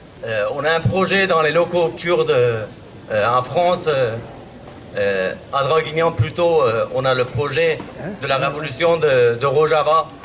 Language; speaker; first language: French; non-native, fluent; Kurdish